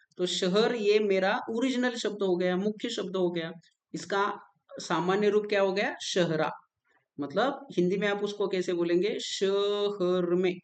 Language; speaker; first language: Hindi; non-native, local second language; Marathi